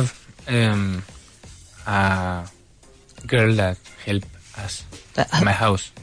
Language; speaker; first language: English; non-native, learner; Spanish